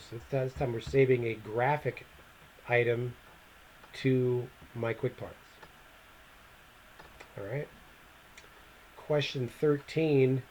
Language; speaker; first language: English; native; English